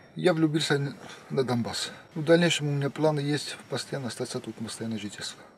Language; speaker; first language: Russian; non-native, local second language; Armenian